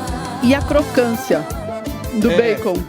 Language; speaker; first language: Portuguese; native; Portuguese